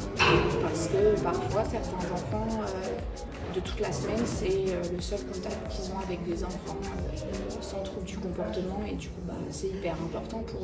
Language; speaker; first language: French; native; French